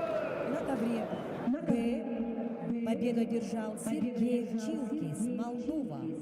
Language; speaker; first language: Russian; native; Russian